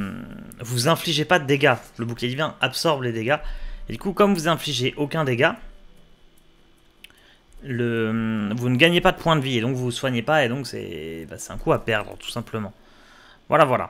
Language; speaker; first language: French; native; French